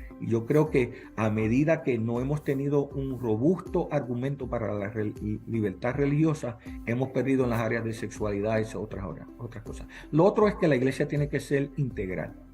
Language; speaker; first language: Spanish; early bilingual, heritage; English